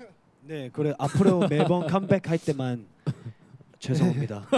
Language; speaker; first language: Korean; non-native, fluent; Cantonese